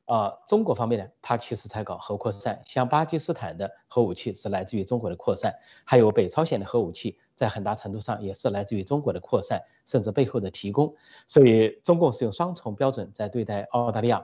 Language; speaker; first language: Chinese; native; Chinese